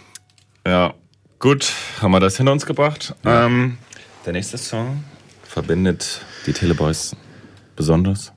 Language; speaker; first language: German; native; German